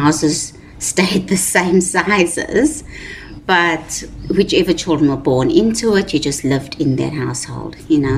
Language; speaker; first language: English; native; English